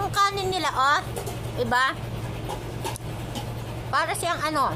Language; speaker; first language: Filipino; non-native, local second language; Iloko